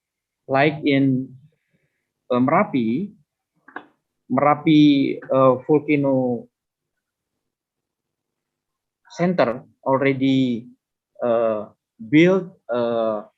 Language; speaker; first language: English; non-native, fluent; Indonesian